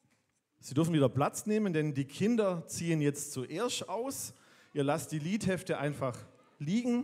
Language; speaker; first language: German; native; German